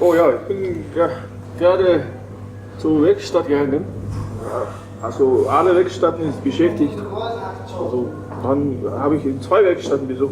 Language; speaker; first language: German; non-native, learner; Mongolian